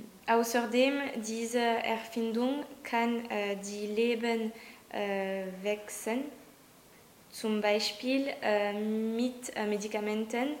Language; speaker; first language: German; non-native, learner; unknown